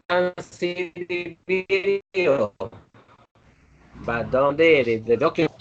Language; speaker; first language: English; non-native, learner; Spanish